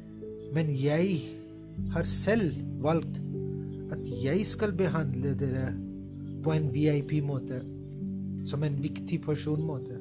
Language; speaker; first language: Norwegian; non-native, fluent; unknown